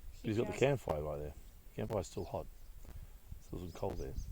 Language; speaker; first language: English; native; English